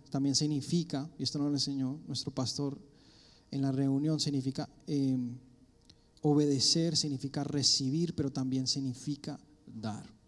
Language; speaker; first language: Spanish; early bilingual, heritage; Spanish